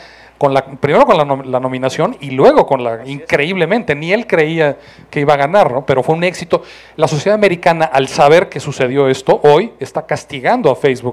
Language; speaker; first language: Spanish; native; Spanish